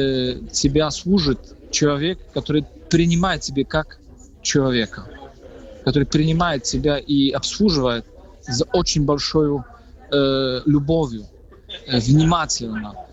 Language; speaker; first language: Russian; non-native, fluent; Polish